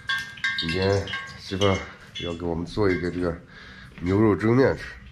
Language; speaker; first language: Chinese; non-native, local second language; Kazakh